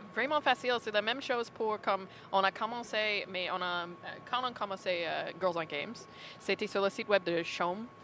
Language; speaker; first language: French; non-native, fluent; English